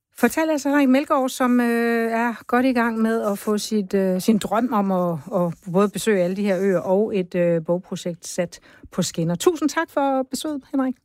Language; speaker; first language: Danish; native; Danish